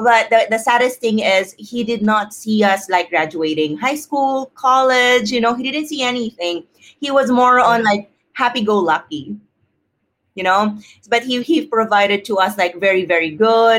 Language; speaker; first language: English; non-native, local second language; Filipino